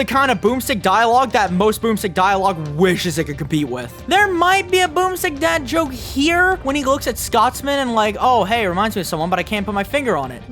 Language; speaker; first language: English; native; English